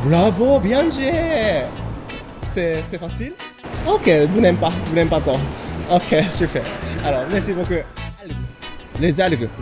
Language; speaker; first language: French; non-native, learner; Japanese